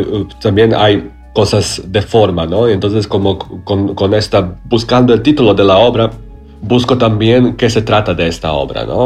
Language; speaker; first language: Spanish; non-native, learner; Croatian